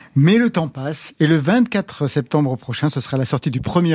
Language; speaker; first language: French; native; French